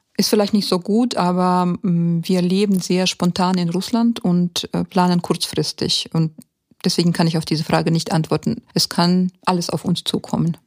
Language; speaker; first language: German; early bilingual, heritage; German